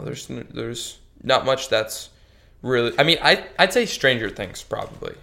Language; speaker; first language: English; native; English